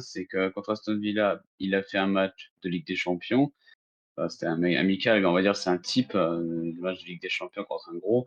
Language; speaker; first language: French; native; French